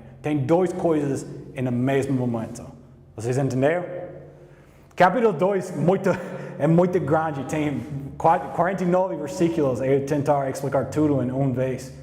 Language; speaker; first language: Portuguese; non-native, learner; English